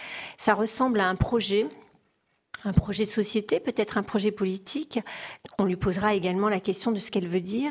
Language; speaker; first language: French; native; French